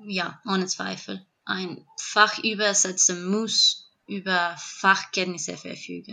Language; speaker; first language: German; non-native, fluent; Spanish